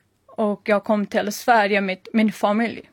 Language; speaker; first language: Swedish; non-native, learner; Persian